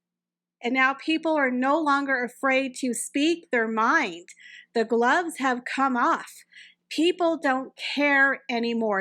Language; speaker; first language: English; native; English